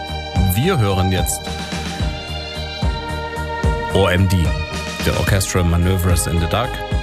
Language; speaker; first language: German; native; German